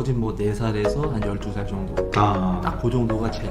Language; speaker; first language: Korean; native; Korean